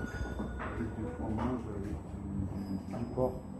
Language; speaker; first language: French; non-native, fluent; Russian